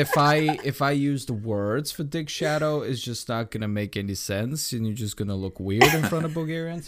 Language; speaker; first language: English; non-native, fluent; Bulgarian